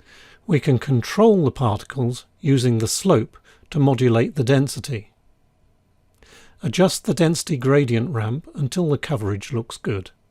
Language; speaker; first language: English; native; English